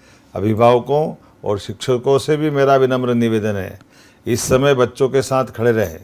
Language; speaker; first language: Hindi; native; Hindi